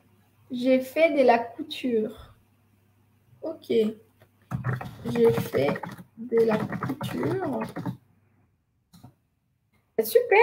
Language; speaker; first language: French; non-native, fluent; Spanish